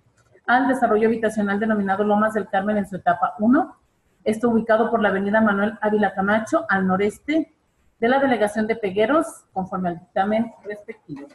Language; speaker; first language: Spanish; native; Spanish